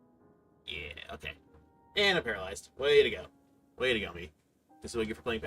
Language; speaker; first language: English; native; English